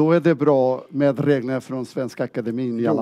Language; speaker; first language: Swedish; non-native, fluent; Portuguese